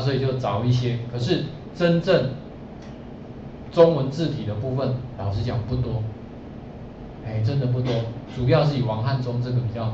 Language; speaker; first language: Chinese; native; Chinese